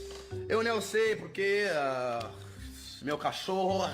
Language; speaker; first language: Portuguese; non-native, learner; English